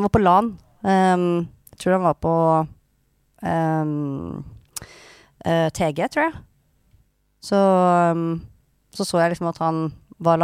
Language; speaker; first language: Norwegian; native; Norwegian